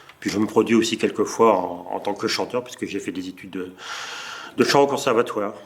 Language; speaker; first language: French; native; French